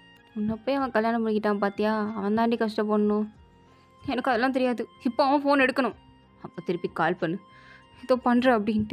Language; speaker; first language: Tamil; native; Tamil